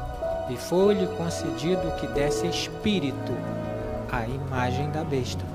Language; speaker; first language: Portuguese; native; Portuguese